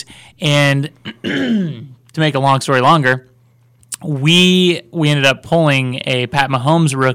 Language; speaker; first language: English; native; English